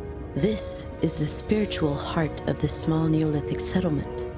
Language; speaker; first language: English; native; English